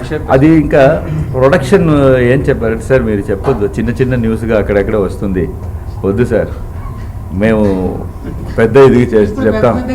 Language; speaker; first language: Telugu; non-native, learner; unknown